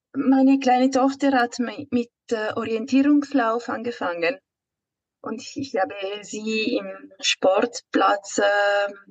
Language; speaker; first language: German; non-native, local second language; Italian